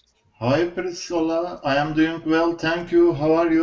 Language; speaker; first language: English; non-native, learner; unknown